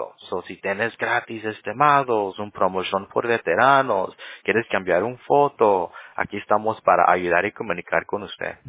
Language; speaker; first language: Spanish; early bilingual, heritage; Spanish